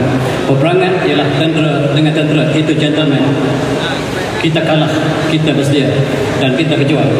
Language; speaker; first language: Malay; native; Malay